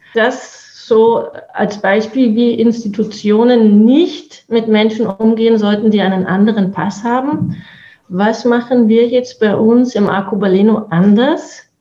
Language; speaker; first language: German; native; German